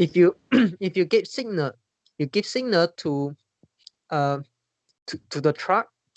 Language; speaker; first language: English; non-native, learner; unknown